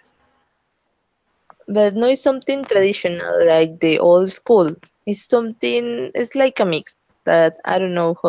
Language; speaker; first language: English; non-native, learner; Spanish